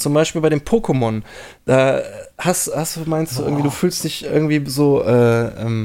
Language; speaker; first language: German; native; German